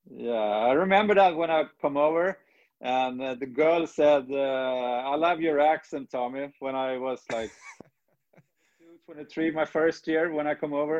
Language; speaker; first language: English; non-native, fluent; Swedish